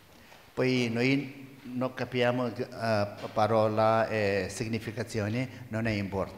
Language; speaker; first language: Italian; non-native, learner; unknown